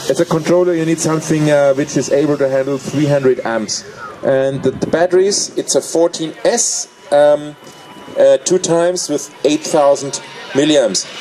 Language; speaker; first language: English; non-native, fluent; German